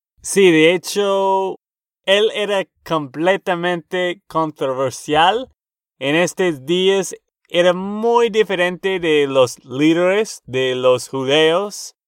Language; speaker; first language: Spanish; non-native, learner; English